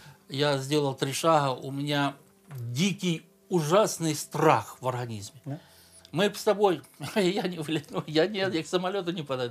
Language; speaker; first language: Russian; native; Russian